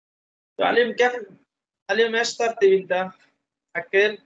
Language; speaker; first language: Arabic; non-native, learner; Bangla